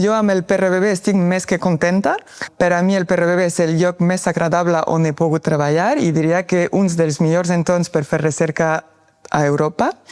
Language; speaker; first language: Catalan; non-native, fluent; French